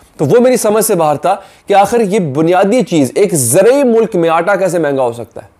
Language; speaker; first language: Urdu; native; Urdu